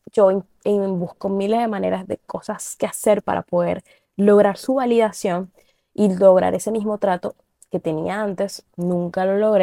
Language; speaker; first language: Spanish; native; Spanish